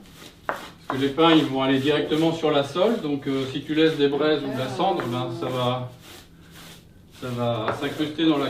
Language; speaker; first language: French; native; French